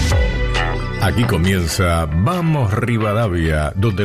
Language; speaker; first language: Spanish; native; Spanish